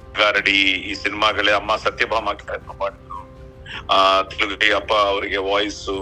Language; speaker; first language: Kannada; non-native, local second language; Telugu